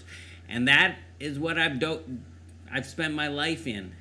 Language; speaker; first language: English; native; English